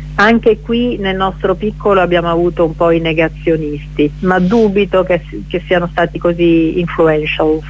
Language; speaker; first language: Italian; native; Italian